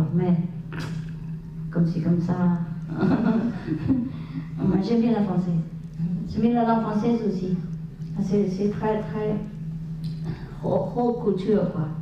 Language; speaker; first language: French; non-native, learner; Vietnamese